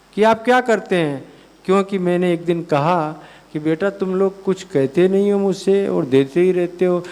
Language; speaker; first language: Hindi; non-native, local second language; Gujarati